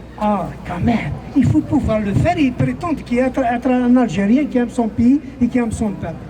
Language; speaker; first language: French; non-native, local second language; Kabyle